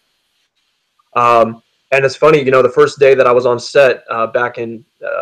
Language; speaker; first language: English; native; English